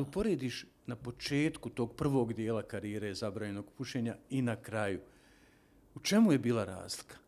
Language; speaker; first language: Serbian; native; Serbian